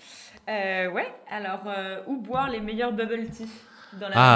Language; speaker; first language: French; native; French